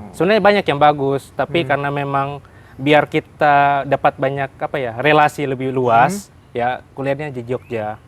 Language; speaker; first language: Indonesian; native; Indonesian